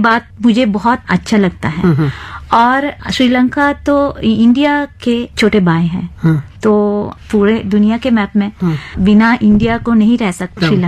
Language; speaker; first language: Hindi; non-native, fluent; Sinhala